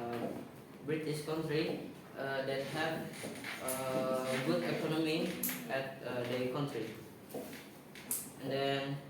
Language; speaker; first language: English; non-native, learner; Indonesian